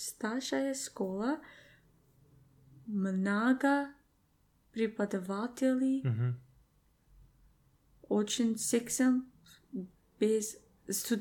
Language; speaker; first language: Russian; non-native, learner; English